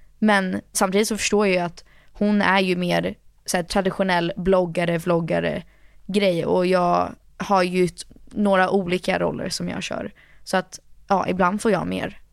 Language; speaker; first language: Swedish; early bilingual, heritage; Swedish